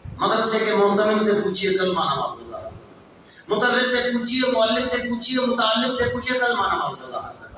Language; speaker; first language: Urdu; non-native, local second language; Baluchi